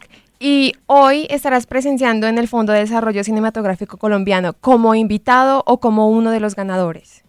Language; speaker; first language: Spanish; native; Spanish